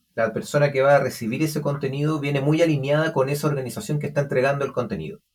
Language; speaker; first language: Spanish; native; Spanish